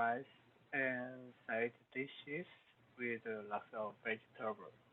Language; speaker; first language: English; non-native, learner; Korean